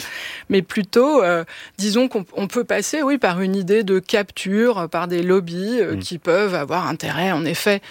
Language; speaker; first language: French; native; French